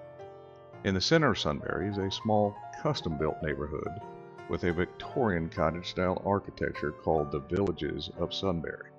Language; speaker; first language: English; native; English